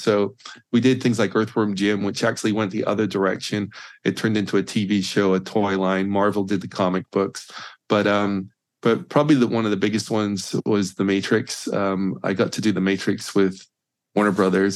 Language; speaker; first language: English; native; English